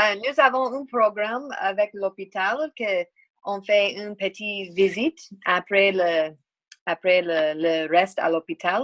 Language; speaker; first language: French; non-native, learner; English